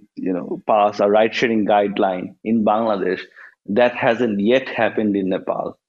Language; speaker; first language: English; non-native, local second language; Bangla